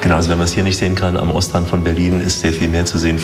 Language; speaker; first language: German; native; German